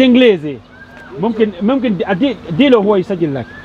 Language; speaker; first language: Arabic; non-native, learner; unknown